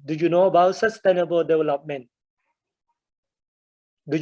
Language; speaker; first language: English; non-native, learner; Thai